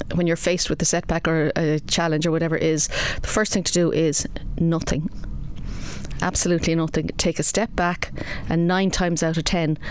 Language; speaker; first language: English; native; English